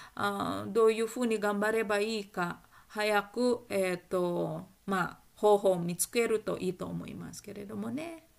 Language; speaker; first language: Japanese; non-native, fluent; Indonesian